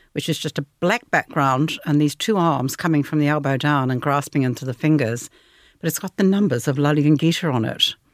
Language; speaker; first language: English; native; English